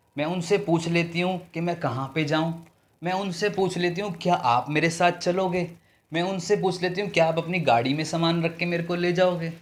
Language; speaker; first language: Hindi; native; Hindi